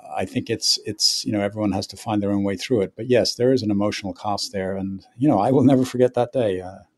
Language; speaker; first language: English; native; English